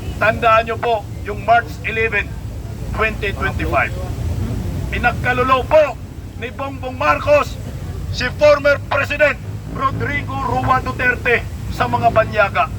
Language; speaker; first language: Filipino; non-native, local second language; Cebuano